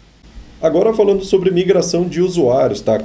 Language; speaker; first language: Portuguese; native; Portuguese